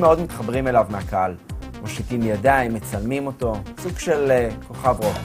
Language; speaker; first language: Hebrew; native; Hebrew